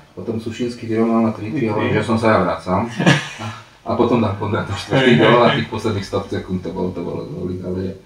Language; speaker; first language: Slovak; non-native, local second language; Hungarian